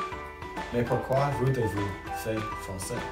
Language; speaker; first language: French; non-native, learner; English